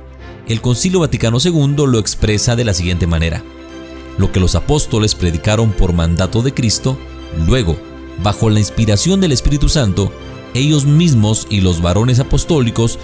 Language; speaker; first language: Spanish; native; Spanish